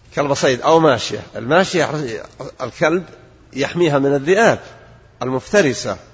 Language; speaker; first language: Arabic; native; Arabic